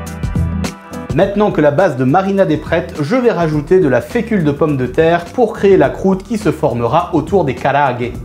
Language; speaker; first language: French; native; French